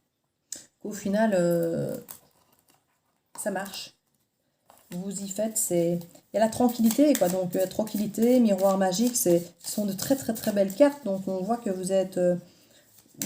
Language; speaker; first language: French; native; French